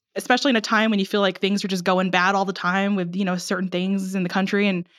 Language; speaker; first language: English; early bilingual, other home language; Filipino